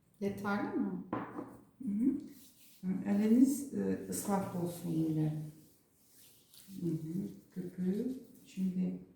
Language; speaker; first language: Turkish; non-native, learner; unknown